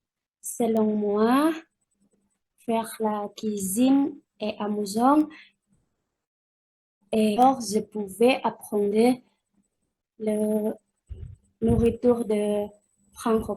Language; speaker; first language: French; non-native, learner; Indonesian